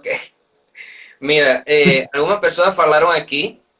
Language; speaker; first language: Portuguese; non-native, learner; Spanish